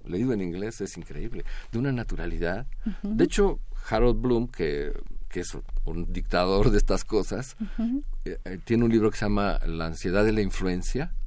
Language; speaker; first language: Spanish; native; Spanish